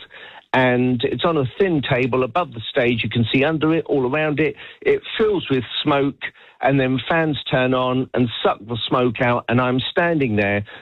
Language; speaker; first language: English; native; English